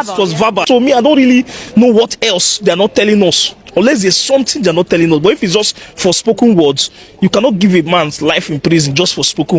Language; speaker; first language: English; non-native, local second language; Igbo